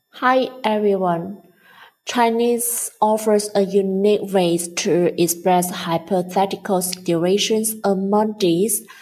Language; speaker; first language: English; non-native, fluent; Chinese